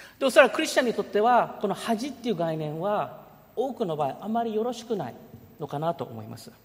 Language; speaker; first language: Japanese; early bilingual, heritage; Japanese